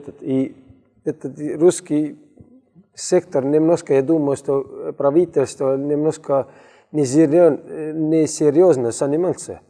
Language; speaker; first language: Russian; non-native, learner; Estonian